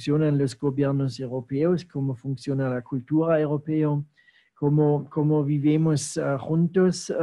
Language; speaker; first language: Spanish; non-native, fluent; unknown